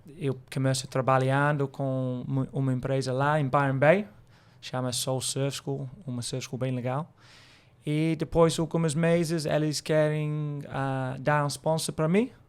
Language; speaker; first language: Portuguese; non-native, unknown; English